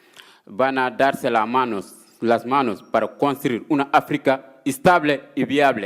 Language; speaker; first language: Spanish; non-native, fluent; Wolof